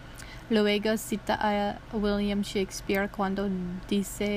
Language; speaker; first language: Spanish; non-native, learner; English